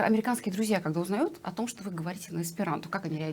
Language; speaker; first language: Russian; native; Russian